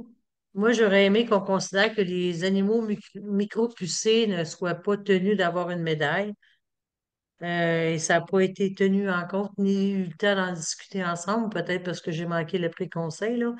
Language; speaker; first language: French; native; French